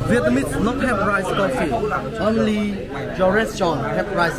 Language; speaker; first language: English; non-native, learner; Vietnamese